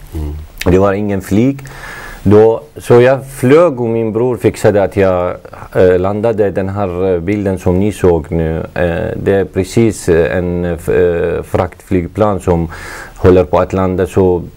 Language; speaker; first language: Swedish; non-native, fluent; Arabic